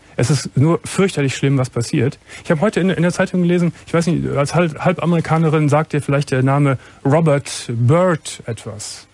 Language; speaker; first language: German; native; German